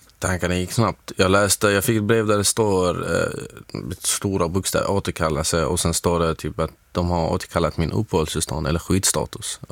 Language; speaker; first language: Swedish; non-native, fluent; Arabic